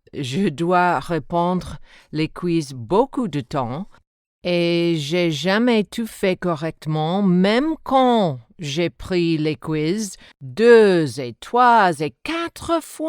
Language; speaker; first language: French; non-native, learner; English